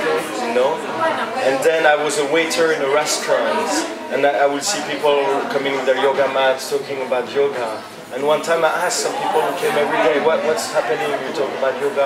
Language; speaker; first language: English; non-native, fluent; French